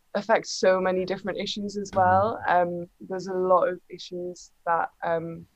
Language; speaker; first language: English; native; English